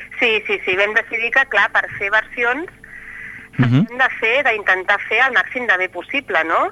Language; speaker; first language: Catalan; native; Catalan